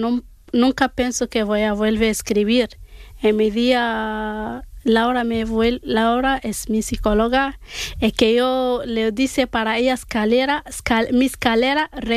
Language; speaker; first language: Spanish; non-native, learner; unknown